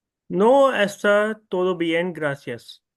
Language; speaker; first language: Spanish; non-native, learner; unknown